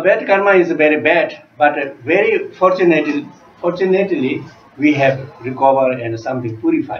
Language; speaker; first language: English; non-native, learner; Tibetan